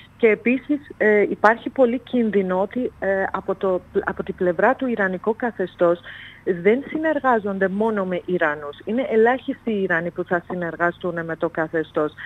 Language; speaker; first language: Greek; non-native, fluent; Persian